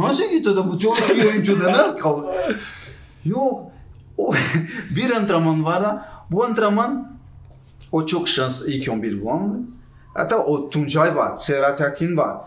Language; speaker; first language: Turkish; non-native, learner; Portuguese